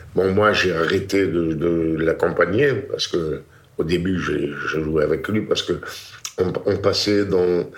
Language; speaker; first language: French; native; French